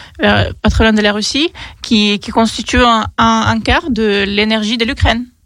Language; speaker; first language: French; non-native, fluent; Ukrainian